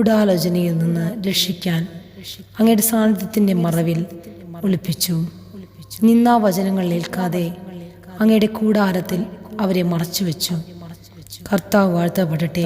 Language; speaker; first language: Malayalam; native; Malayalam